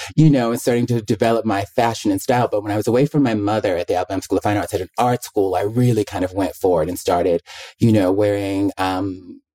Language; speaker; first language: English; native; English